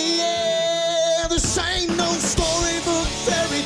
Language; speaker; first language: English; native; English